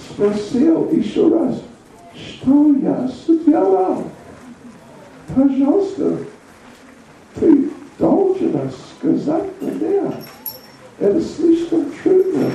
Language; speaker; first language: Russian; non-native, learner; English